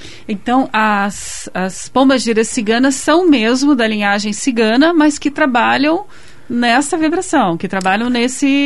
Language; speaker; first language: Portuguese; native; Portuguese